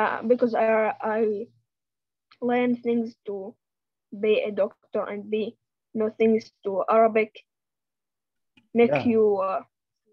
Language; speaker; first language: English; non-native, learner; Arabic